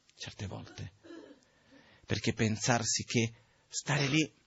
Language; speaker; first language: Italian; non-native, fluent; Portuguese